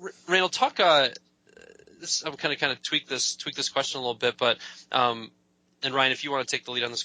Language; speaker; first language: English; native; English